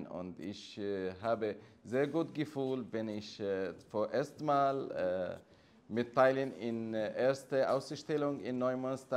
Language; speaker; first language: German; non-native, learner; Arabic